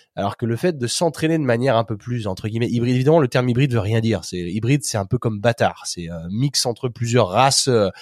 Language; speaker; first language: French; native; French